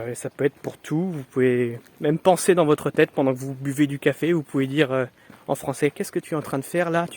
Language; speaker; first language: French; native; French